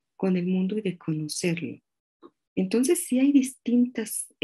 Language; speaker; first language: Spanish; native; Spanish